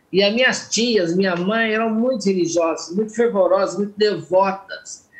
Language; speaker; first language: Portuguese; native; Portuguese